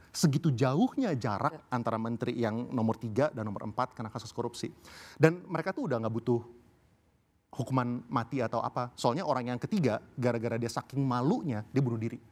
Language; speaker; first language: Indonesian; early bilingual, heritage; Indonesian